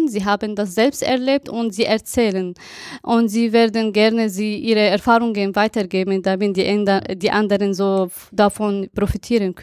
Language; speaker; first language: German; non-native, fluent; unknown